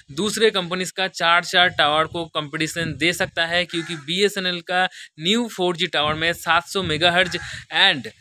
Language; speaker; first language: Hindi; non-native, local second language; Bangla